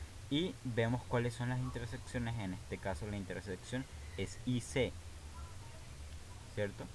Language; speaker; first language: Spanish; native; Spanish